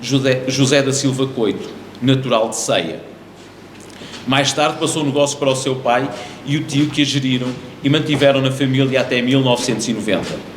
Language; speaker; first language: Portuguese; native; Portuguese